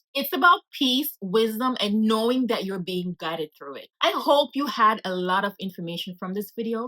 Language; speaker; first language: English; native; English